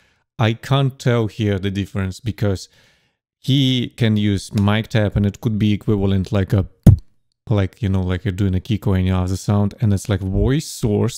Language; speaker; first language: English; non-native, fluent; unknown